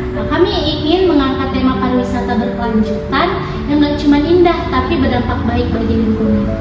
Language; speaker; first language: Indonesian; early bilingual, heritage; Indonesian